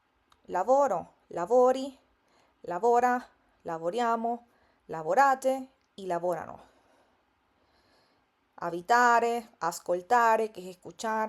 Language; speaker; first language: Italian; non-native, fluent; Spanish